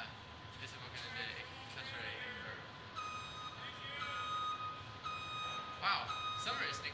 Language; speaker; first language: German; non-native, learner; English